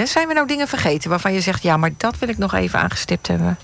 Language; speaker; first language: Dutch; native; Dutch